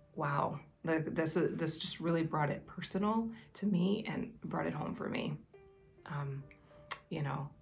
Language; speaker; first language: English; native; English